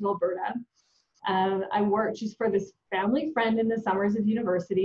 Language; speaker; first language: English; native; English